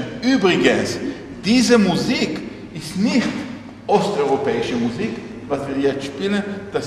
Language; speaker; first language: German; non-native, fluent; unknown